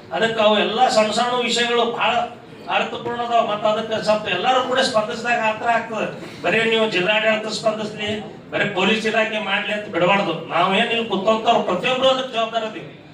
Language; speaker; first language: Kannada; native; Kannada